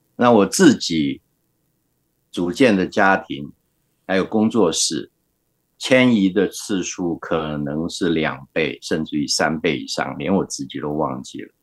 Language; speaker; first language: Chinese; non-native, local second language; Hakka Chinese